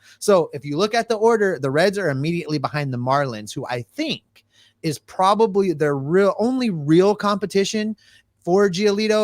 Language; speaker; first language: English; native; English